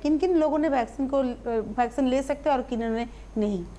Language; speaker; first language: Hindi; non-native, local second language; Bangla